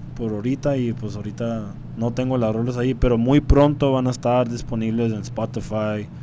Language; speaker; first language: Spanish; early bilingual, heritage; Spanish